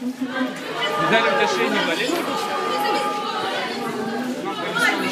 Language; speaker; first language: Russian; native; Russian